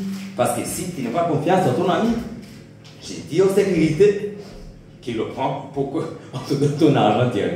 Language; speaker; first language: French; non-native, local second language; Rundi